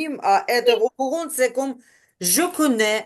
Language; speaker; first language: French; non-native, learner; Ukrainian